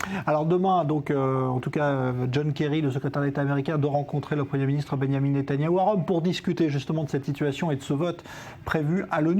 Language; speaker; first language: French; native; French